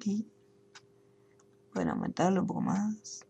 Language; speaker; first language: Spanish; native; Spanish